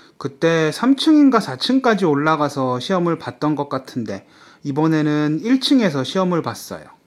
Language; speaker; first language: Korean; native; Korean